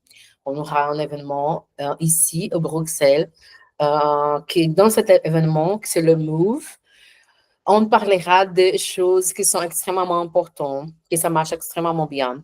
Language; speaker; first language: French; non-native, learner; Portuguese